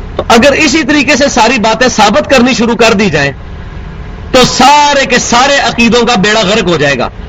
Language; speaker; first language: Urdu; non-native, local second language; Punjabi